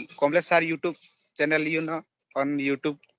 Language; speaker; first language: English; non-native, learner; Odia